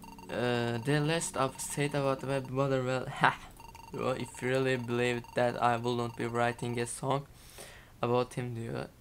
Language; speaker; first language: English; non-native, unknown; Turkish